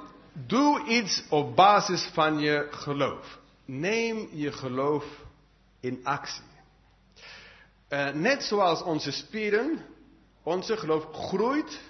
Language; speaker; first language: Dutch; non-native, fluent; English